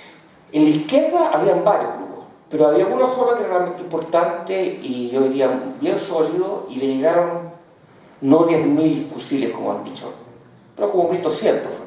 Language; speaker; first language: Spanish; native; Spanish